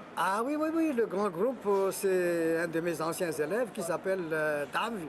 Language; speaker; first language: French; non-native, local second language; Malagasy